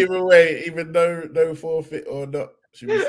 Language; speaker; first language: English; native; English